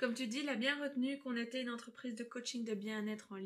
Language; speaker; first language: French; native; French